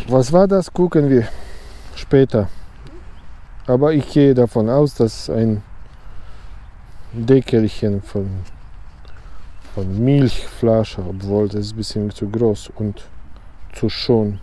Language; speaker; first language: German; non-native, learner; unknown